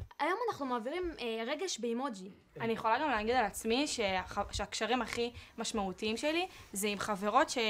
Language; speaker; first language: Hebrew; native; Hebrew